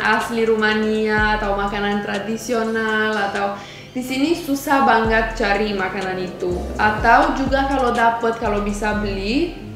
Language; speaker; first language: Indonesian; non-native, fluent; Romanian